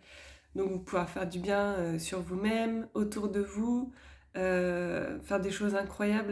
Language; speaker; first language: French; native; French